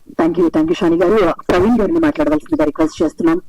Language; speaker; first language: Telugu; native; Telugu